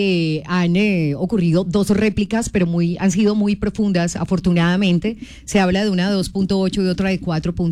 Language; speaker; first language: Spanish; native; Spanish